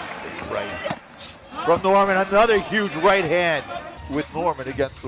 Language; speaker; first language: English; native; English